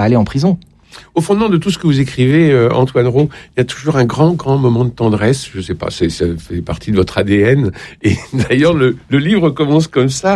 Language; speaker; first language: French; native; French